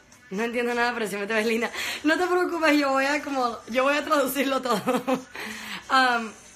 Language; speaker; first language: Spanish; early bilingual, heritage; Spanish